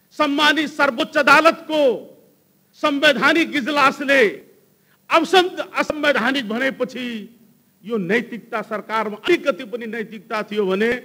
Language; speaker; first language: Nepali; non-native, local second language; Hindi